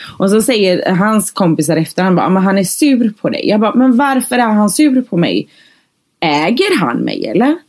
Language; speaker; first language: Swedish; native; Swedish